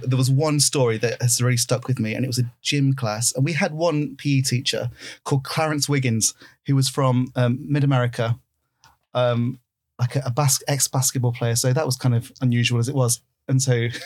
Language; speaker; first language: English; native; English